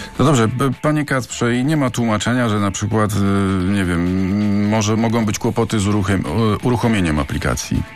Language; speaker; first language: Polish; native; Polish